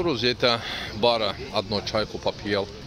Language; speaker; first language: Russian; non-native, learner; Turkish